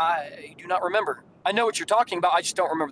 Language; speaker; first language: English; native; English